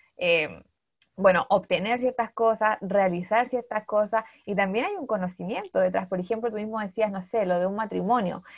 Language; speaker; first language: Spanish; native; Spanish